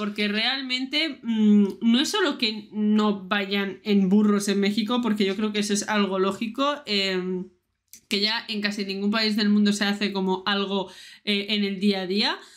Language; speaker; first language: Spanish; native; Spanish